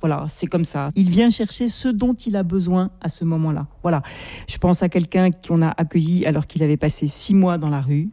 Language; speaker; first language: French; native; French